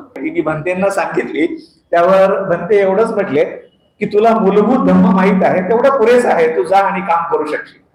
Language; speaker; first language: Marathi; non-native, fluent; English